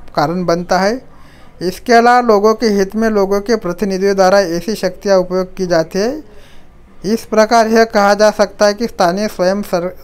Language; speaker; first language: Hindi; non-native, local second language; Marathi